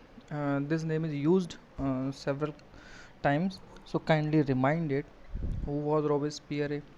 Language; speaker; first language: English; non-native, local second language; Hindi